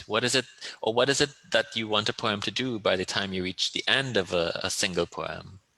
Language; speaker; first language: English; native; English